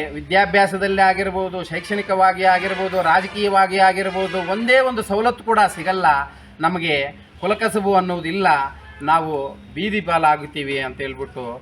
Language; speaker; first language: Kannada; native; Kannada